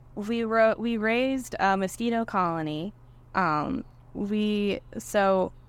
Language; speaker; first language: English; native; English